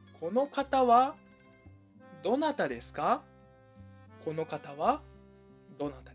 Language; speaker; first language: Japanese; non-native, fluent; Chinese